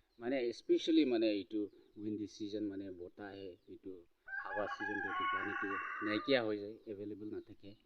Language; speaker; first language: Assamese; non-native, local second language; Karbi